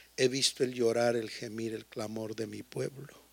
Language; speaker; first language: Spanish; early bilingual, heritage; Spanish